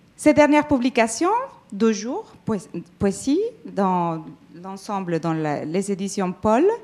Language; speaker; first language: French; non-native, fluent; Spanish